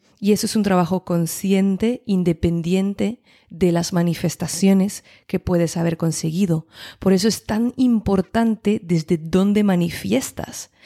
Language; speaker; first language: Spanish; non-native, fluent; French